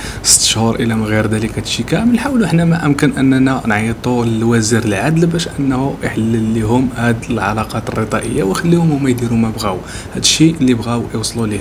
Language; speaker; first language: Arabic; native; Arabic